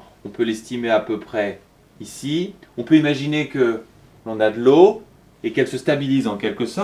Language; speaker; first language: French; native; French